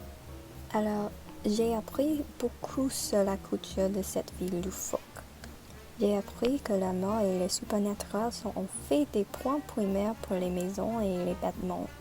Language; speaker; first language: French; non-native, learner; English